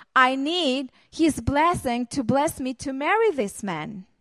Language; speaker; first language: English; non-native, learner; Hebrew